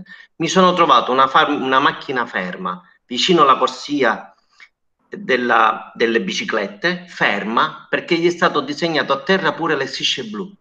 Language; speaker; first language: Italian; native; Italian